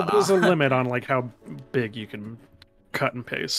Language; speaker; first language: English; native; English